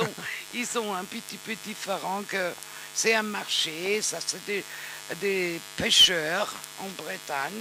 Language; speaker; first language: French; non-native, fluent; German